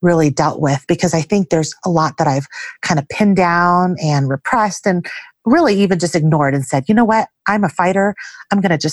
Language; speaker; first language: English; early bilingual, other home language; Chinese